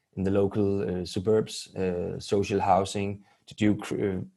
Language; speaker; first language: English; non-native, fluent; Danish